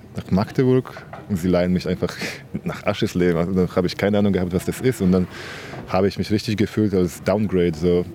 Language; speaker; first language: German; non-native, fluent; Polish